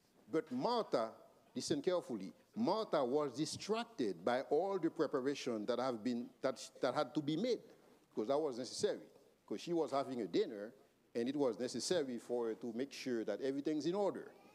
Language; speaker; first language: English; non-native, fluent; Haitian Creole